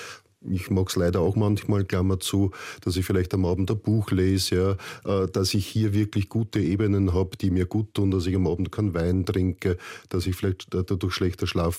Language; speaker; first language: German; native; German